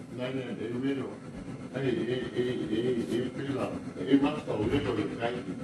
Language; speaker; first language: Finnish; non-native, learner; Thai